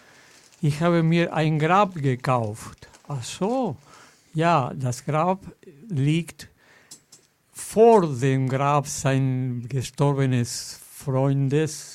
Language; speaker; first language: German; non-native, fluent; Spanish